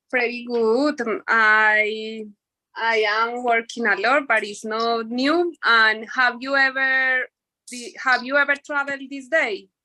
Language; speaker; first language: English; non-native, learner; Spanish